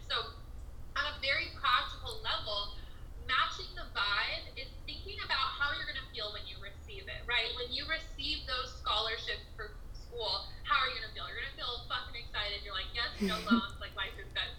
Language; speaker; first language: English; native; English